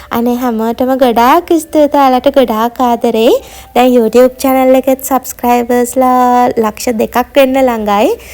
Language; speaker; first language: Sinhala; native; Sinhala